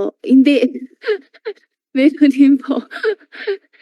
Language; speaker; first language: Filipino; non-native, learner; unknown